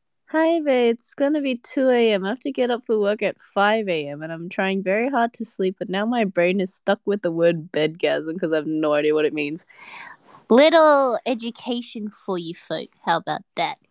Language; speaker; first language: English; native; English